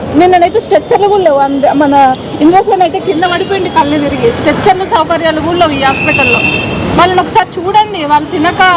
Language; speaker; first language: Telugu; native; Telugu